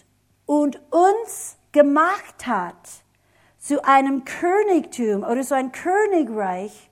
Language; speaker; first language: German; non-native, fluent; English